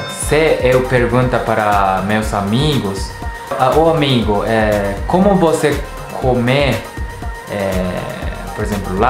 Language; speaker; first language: Portuguese; non-native, learner; Japanese